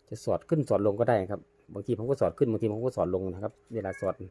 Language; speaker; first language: Thai; native; Thai